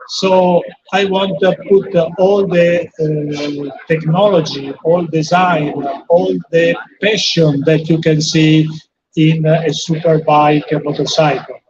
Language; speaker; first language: English; non-native, fluent; Italian